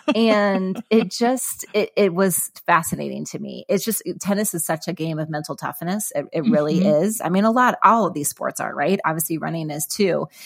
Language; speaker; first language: English; native; English